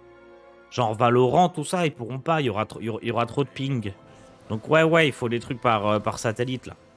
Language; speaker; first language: French; native; French